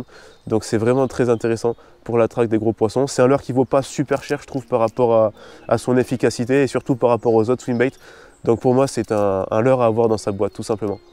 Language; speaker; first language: French; native; French